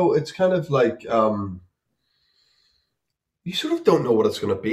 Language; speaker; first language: English; native; English